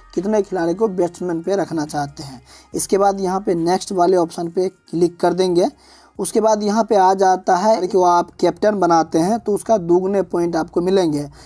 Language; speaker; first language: Hindi; native; Hindi